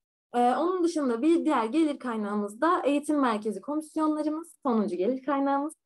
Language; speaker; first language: Turkish; native; Turkish